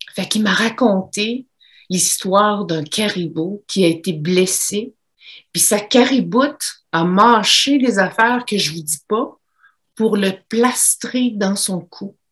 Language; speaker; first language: French; native; French